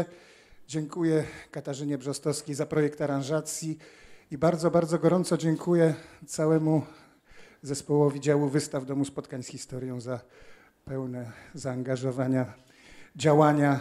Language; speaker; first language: Polish; native; Polish